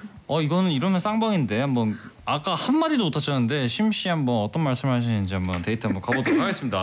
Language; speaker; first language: Korean; native; Korean